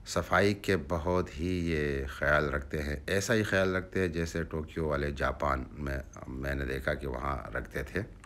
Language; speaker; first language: Urdu; non-native, local second language; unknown